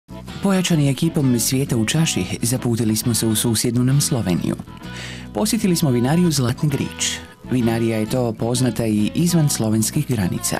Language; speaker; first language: Croatian; native; Croatian